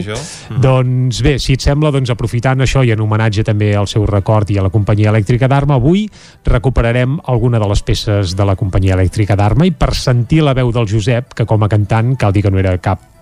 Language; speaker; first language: Catalan; native; Catalan